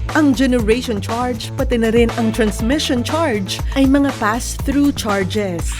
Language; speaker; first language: Filipino; native; Filipino